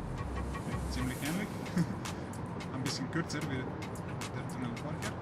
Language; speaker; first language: German; non-native, learner; Serbian